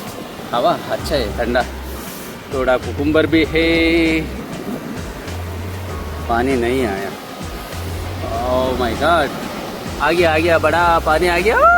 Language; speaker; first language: Hindi; non-native, local second language; Kannada